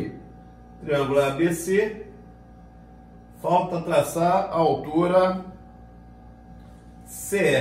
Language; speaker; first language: Portuguese; native; Portuguese